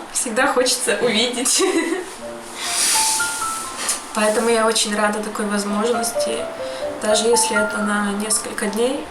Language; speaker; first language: Russian; non-native, local second language; Ukrainian